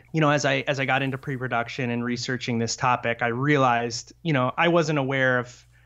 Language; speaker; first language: English; native; English